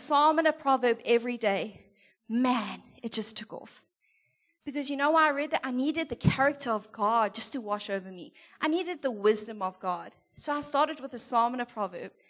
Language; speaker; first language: English; native; English